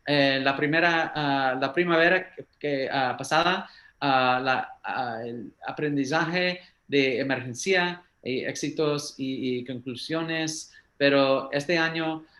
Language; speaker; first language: Spanish; early bilingual, heritage; English